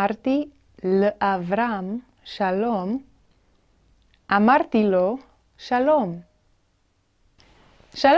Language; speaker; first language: Hebrew; non-native, fluent; English